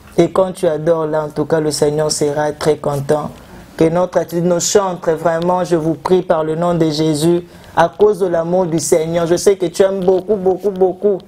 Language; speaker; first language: French; non-native, local second language; Lingala